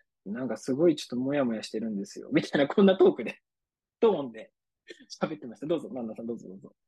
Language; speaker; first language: Japanese; native; Japanese